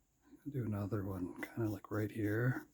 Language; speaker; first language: English; native; English